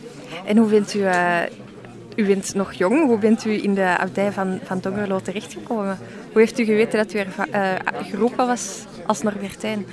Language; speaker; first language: Dutch; native; Dutch